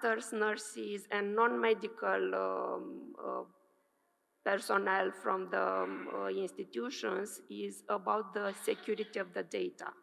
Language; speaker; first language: English; non-native, fluent; Romanian